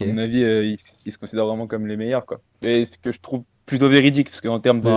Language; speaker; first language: French; native; French